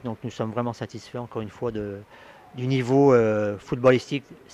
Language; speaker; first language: French; native; French